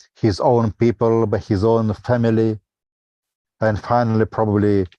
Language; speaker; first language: English; non-native, fluent; Russian